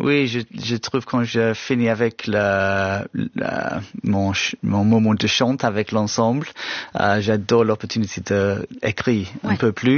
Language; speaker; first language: French; non-native, fluent; English